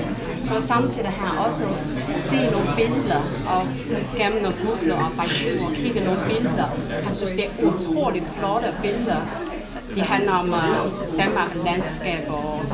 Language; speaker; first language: Danish; non-native, fluent; Chinese